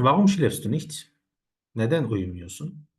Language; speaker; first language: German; non-native, fluent; Turkish